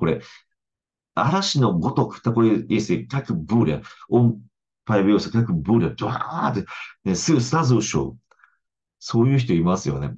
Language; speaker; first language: Japanese; native; Japanese